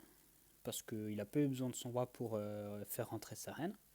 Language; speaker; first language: French; native; French